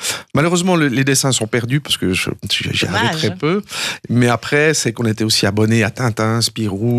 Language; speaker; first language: French; native; French